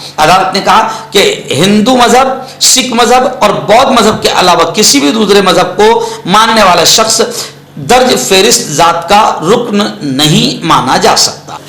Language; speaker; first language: Urdu; native; Urdu